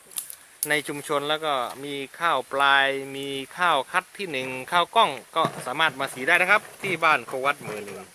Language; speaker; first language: Thai; native; Thai